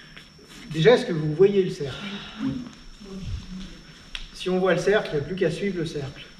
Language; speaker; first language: French; native; French